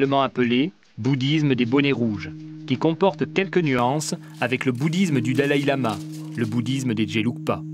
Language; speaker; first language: French; native; French